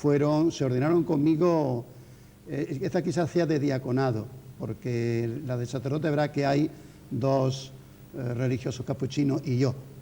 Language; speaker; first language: Spanish; native; Spanish